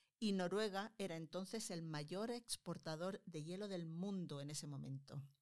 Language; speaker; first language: Spanish; native; Spanish